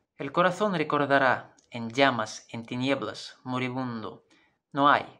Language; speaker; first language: Spanish; non-native, fluent; Russian